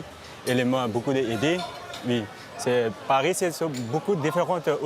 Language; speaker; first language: French; non-native, learner; Pashto